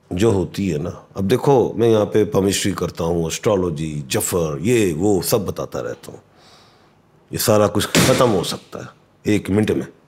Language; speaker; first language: Urdu; non-native, local second language; Punjabi